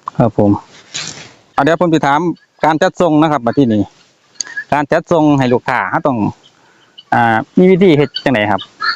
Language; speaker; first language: Thai; native; Thai